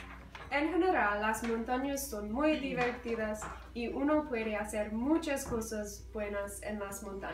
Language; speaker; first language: Spanish; non-native, learner; English